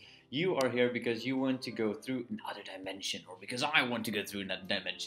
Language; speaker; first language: English; non-native, fluent; Swedish